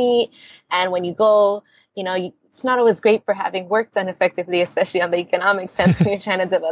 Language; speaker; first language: English; early bilingual, other home language; Spanish